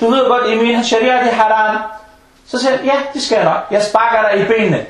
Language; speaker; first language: Danish; early bilingual, other home language; Arabic